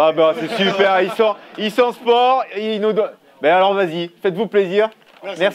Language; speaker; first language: French; native; French